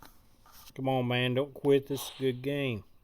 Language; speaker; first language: English; native; English